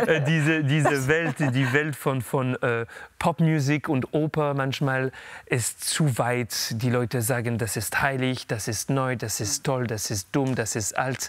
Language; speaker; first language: German; non-native, fluent; French